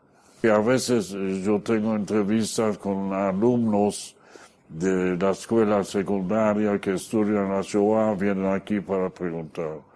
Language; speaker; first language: Spanish; non-native, fluent; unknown